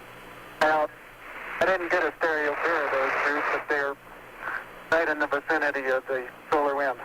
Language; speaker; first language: English; native; English